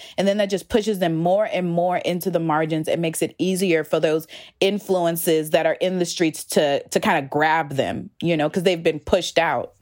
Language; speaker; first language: English; native; English